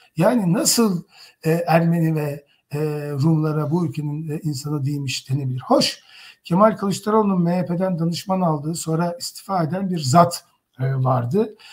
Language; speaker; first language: Turkish; native; Turkish